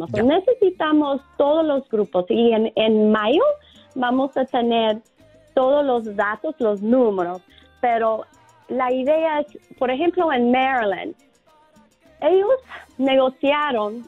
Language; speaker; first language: Spanish; non-native, fluent; English